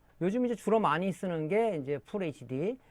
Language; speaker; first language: Korean; native; Korean